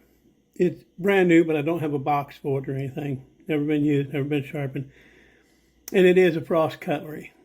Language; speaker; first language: English; native; English